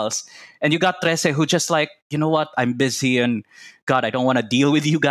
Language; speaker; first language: English; non-native, local second language; Cebuano